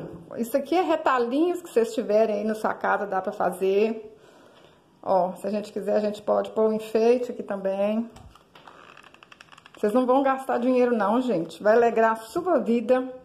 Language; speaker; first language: Portuguese; native; Portuguese